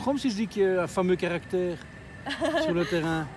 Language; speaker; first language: French; native; French